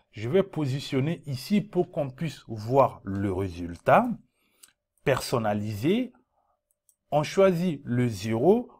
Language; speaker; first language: French; non-native, local second language; Dyula